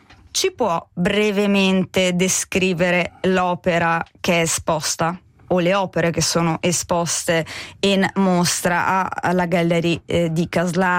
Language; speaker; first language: Italian; native; Italian